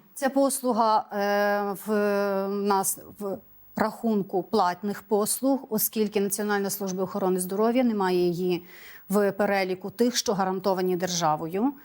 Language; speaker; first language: Ukrainian; native; Ukrainian